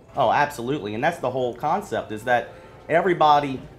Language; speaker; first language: English; native; English